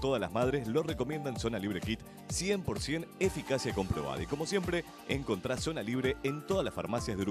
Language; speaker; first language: Spanish; native; Spanish